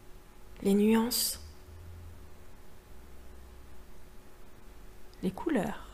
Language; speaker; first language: French; native; French